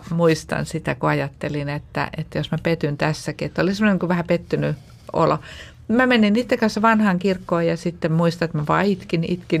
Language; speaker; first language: Finnish; native; Finnish